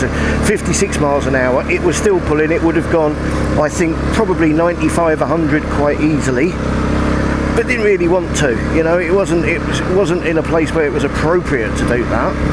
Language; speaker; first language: English; native; English